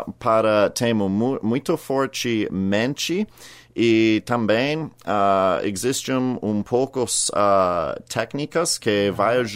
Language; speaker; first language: Portuguese; non-native, learner; English